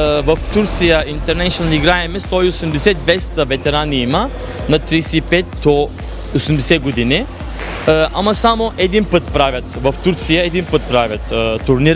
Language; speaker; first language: Bulgarian; non-native, local second language; Turkish